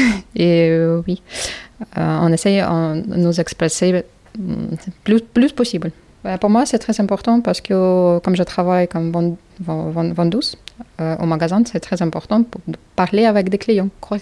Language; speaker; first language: French; non-native, learner; Ukrainian